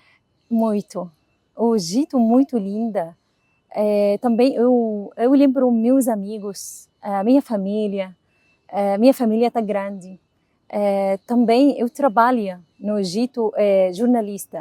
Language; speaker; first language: Portuguese; non-native, learner; Arabic